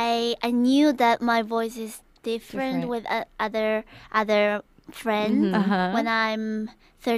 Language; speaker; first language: English; non-native, learner; Korean